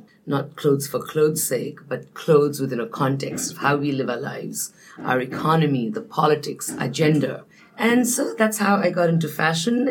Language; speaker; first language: English; non-native, local second language; Nepali